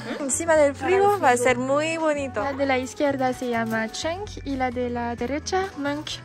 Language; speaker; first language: Spanish; early bilingual, heritage; French